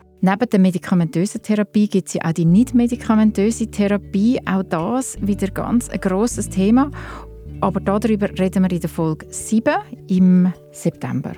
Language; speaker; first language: German; native; German